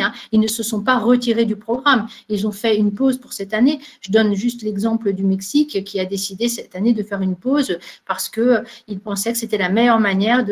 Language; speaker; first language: French; native; French